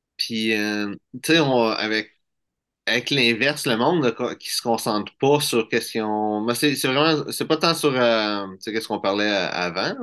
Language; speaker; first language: French; native; French